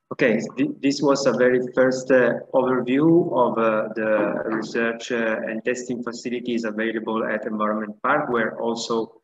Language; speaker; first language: English; non-native, fluent; Italian